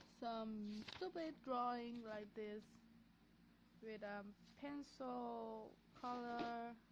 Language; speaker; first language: English; non-native, learner; Vietnamese